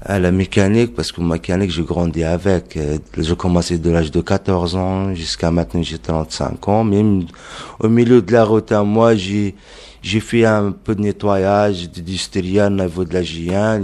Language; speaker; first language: French; non-native, learner; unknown